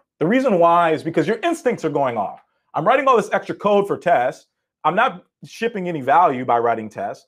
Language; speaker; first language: English; native; English